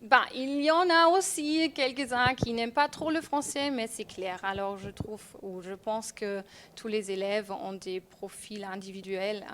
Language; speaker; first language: French; non-native, fluent; German